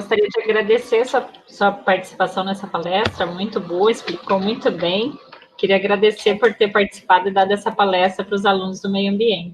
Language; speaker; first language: Portuguese; native; Portuguese